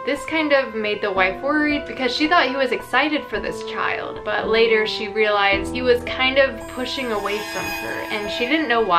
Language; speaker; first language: English; native; English